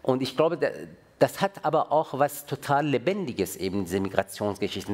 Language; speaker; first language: German; non-native, fluent; Persian